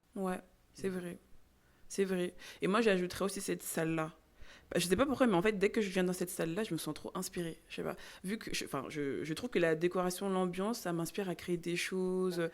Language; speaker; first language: French; native; French